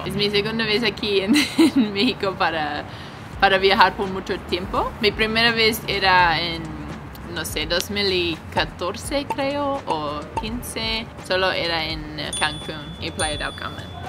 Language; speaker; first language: Spanish; non-native, learner; English